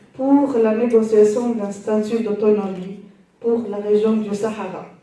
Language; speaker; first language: French; non-native, local second language; Arabic